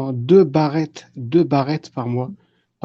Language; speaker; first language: French; native; French